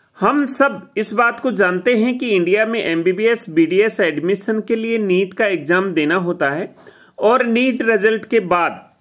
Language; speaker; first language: Hindi; native; Hindi